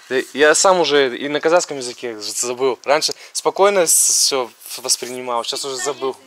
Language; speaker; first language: Russian; native; Russian